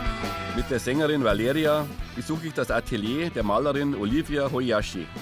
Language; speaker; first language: German; native; German